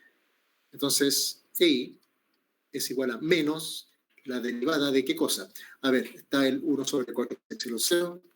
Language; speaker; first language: Spanish; native; Spanish